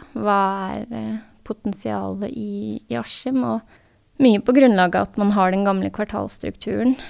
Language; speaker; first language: Norwegian; native; Norwegian